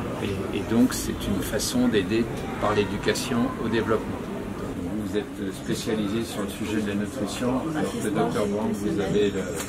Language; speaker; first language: French; native; French